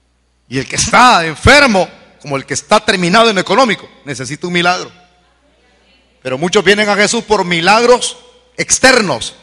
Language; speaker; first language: Spanish; native; Spanish